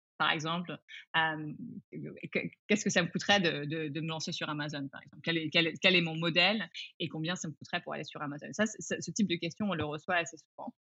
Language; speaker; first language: French; early bilingual, other home language; English